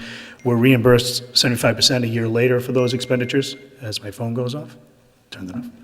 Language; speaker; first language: English; native; English